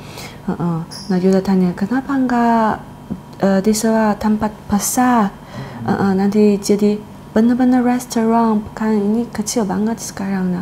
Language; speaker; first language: Indonesian; non-native, learner; Chinese